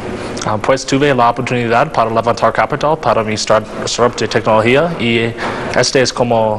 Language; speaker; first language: Spanish; non-native, learner; English